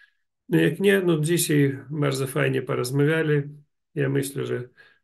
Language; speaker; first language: Polish; non-native, learner; Russian